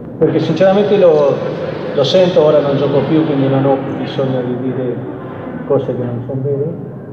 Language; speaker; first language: Italian; non-native, fluent; Spanish